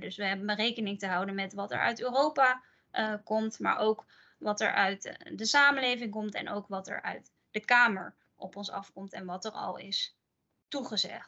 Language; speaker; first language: Dutch; native; Dutch